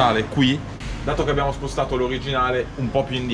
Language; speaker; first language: Italian; native; Italian